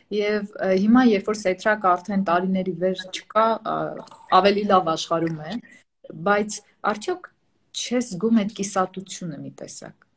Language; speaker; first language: Armenian; native; Armenian